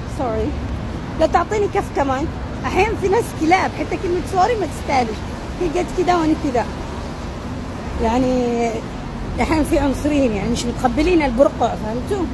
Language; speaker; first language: Arabic; native; Arabic